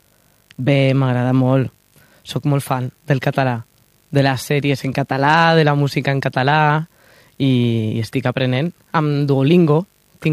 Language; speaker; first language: Catalan; non-native, learner; Spanish